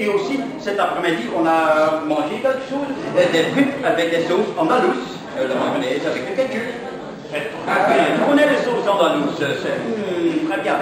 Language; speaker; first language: French; non-native, local second language; Dutch